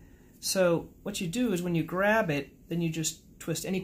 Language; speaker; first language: English; native; English